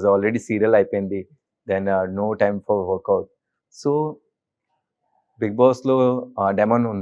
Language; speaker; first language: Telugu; non-native, learner; Hindi